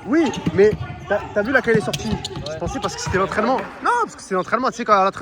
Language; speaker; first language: French; native; French